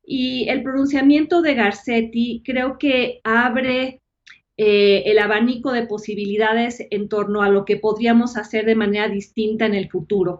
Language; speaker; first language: Spanish; native; Spanish